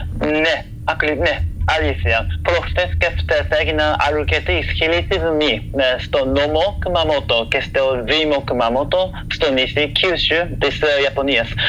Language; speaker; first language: Greek; non-native, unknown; Japanese